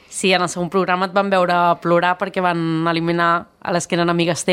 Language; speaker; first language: Catalan; native; Catalan